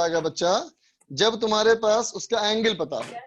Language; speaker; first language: Hindi; native; Hindi